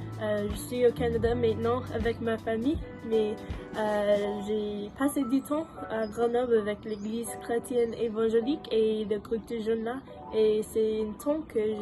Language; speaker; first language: French; non-native, learner; English